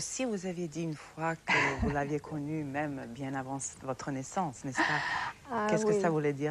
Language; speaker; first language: French; non-native, fluent; Serbian